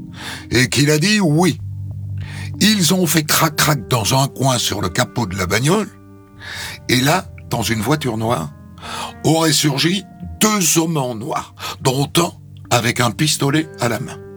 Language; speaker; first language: French; native; French